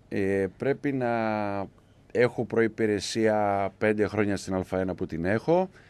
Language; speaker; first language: Greek; native; Greek